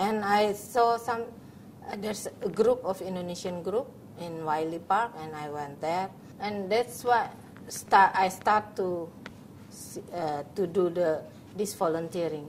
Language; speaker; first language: English; non-native, learner; Indonesian